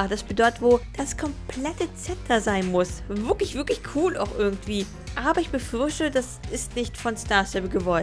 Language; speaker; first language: German; native; German